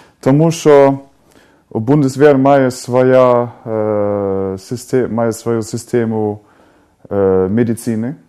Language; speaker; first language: Ukrainian; non-native, fluent; German